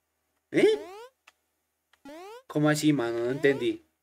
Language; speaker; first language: Spanish; native; Spanish